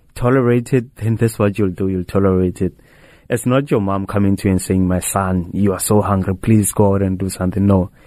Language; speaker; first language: English; non-native, local second language; Tswana